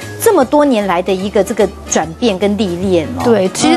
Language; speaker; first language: Chinese; native; Chinese